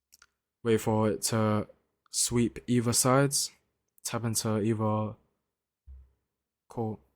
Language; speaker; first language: English; native; English